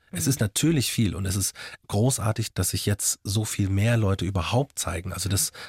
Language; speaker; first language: German; native; German